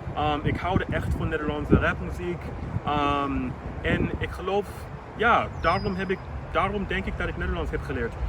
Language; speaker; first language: Dutch; non-native, learner; English